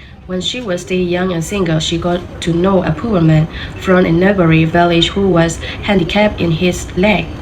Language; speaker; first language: English; non-native, learner; Burmese